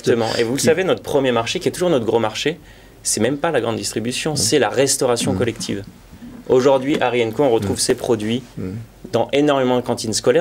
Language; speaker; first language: French; native; French